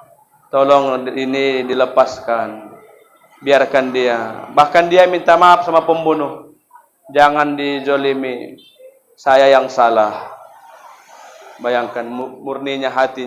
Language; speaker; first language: Indonesian; native; Indonesian